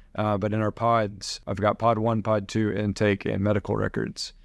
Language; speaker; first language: English; native; English